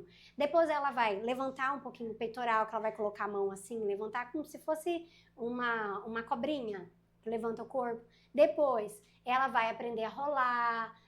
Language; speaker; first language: Portuguese; native; Portuguese